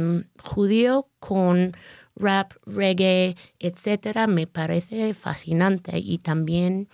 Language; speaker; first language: Spanish; non-native, fluent; English